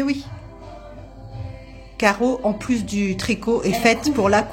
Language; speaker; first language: French; native; French